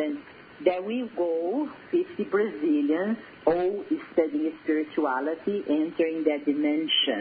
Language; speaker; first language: English; non-native, fluent; Portuguese